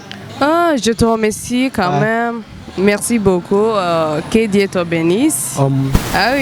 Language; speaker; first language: French; non-native, local second language; Rundi